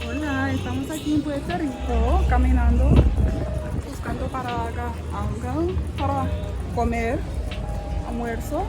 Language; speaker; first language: Spanish; non-native, learner; English